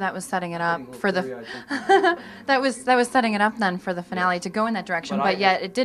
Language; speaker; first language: English; native; English